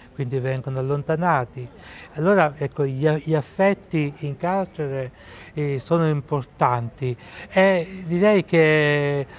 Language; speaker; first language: Italian; native; Italian